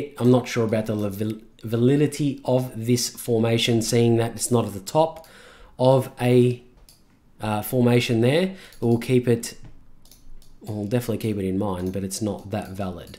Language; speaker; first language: English; native; English